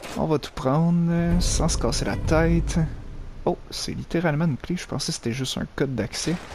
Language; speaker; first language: French; native; French